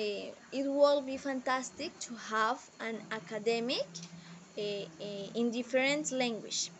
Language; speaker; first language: English; non-native, learner; Spanish